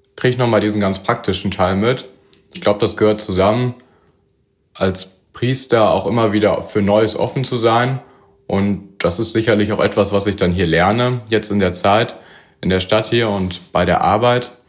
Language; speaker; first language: German; native; German